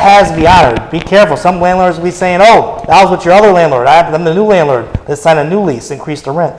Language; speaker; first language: English; native; English